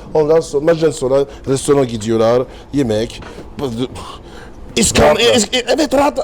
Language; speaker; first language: Turkish; non-native, learner; French